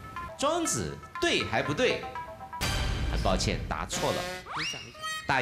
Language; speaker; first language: Chinese; native; Chinese